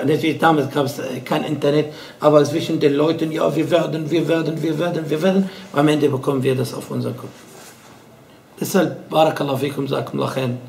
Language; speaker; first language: German; non-native, fluent; Arabic